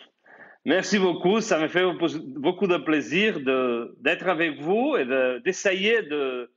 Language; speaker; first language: French; non-native, fluent; Spanish